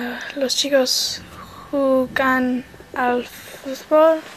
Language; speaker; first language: Spanish; non-native, learner; English